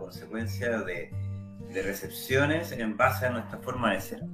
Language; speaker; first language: Spanish; native; Spanish